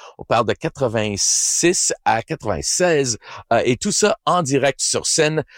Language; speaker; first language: French; native; French